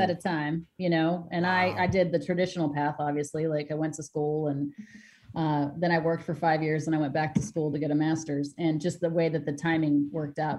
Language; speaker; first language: English; early bilingual, other home language; Spanish